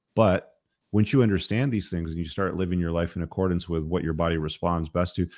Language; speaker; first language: English; early bilingual, other home language; Greek